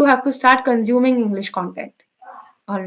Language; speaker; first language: English; non-native, local second language; Bangla